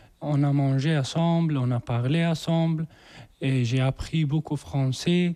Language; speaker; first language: French; non-native, learner; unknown